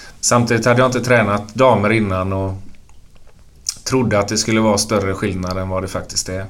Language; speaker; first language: Swedish; native; Swedish